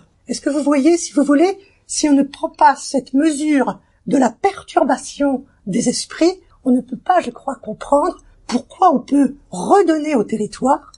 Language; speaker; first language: French; native; French